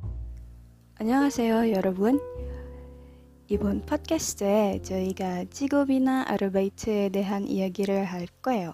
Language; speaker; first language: Korean; non-native, learner; Indonesian